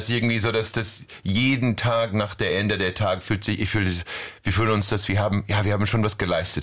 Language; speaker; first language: German; non-native, fluent; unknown